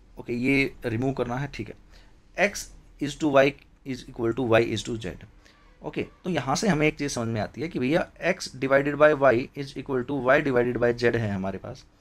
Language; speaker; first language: Hindi; native; Hindi